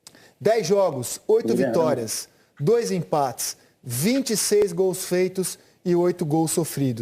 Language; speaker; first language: Portuguese; native; Portuguese